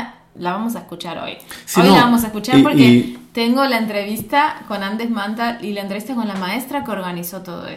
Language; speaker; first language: Spanish; native; Spanish